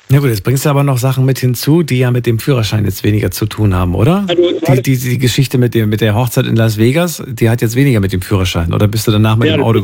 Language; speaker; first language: German; native; German